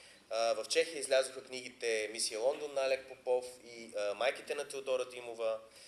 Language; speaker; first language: Bulgarian; native; Bulgarian